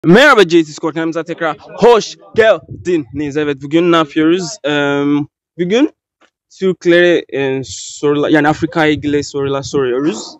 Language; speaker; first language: Turkish; non-native, learner; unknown